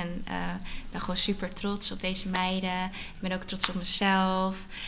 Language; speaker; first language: Dutch; early bilingual, other home language; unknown